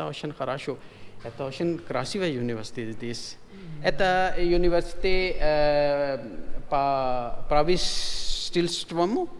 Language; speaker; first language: Russian; non-native, learner; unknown